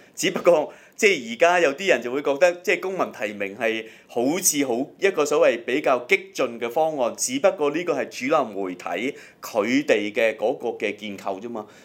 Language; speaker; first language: Cantonese; native; Cantonese